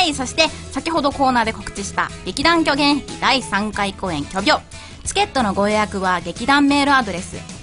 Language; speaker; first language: Japanese; native; Japanese